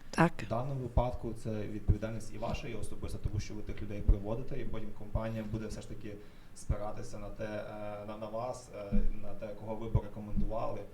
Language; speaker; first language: Ukrainian; native; Ukrainian